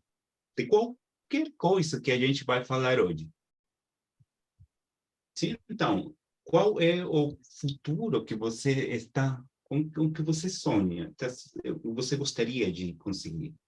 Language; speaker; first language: Portuguese; non-native, fluent; Spanish